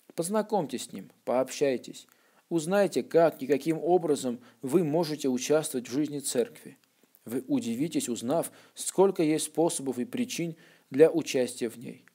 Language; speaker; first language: Russian; non-native, local second language; Armenian